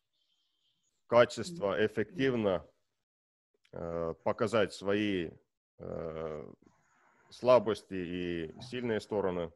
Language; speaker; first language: Russian; non-native, learner; Estonian